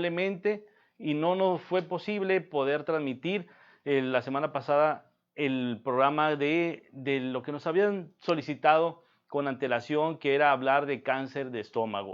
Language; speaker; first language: Spanish; native; Spanish